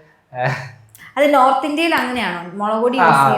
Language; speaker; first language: Malayalam; native; Malayalam